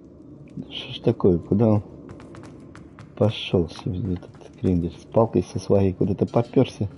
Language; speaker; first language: Russian; native; Russian